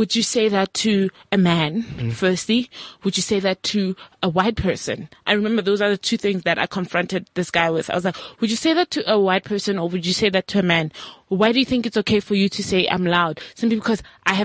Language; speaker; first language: English; non-native, local second language; Tswana